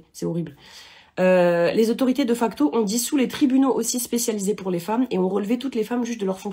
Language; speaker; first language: French; native; French